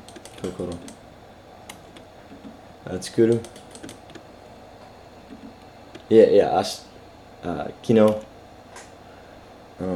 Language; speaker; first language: Japanese; non-native, learner; English